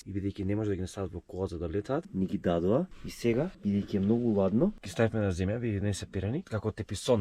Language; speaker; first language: Macedonian; native; Macedonian